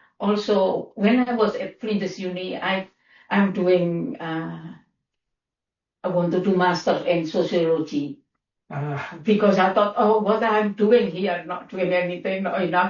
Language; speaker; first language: English; non-native, learner; Indonesian